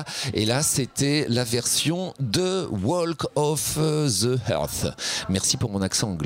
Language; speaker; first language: French; native; French